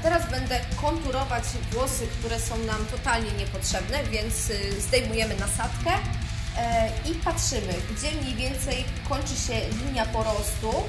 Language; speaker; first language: Polish; native; Polish